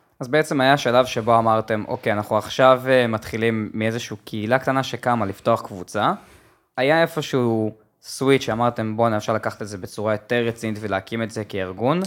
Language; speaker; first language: Hebrew; native; Hebrew